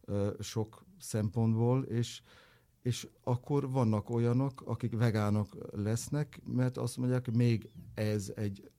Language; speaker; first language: Hungarian; non-native, fluent; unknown